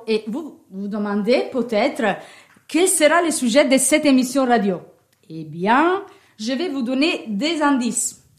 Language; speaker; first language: French; non-native, fluent; Italian